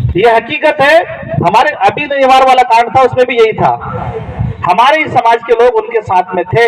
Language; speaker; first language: Hindi; native; Hindi